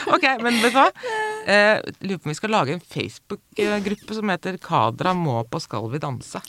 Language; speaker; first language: Norwegian; native; Norwegian